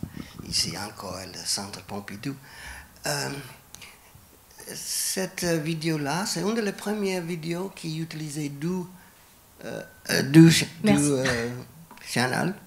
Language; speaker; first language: French; non-native, fluent; English